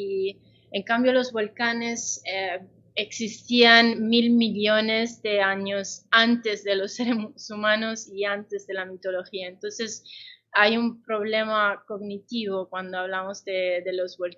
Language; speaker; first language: Spanish; non-native, fluent; Italian